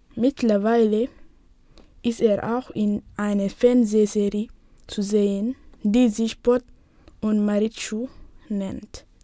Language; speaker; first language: German; non-native, learner; Wolof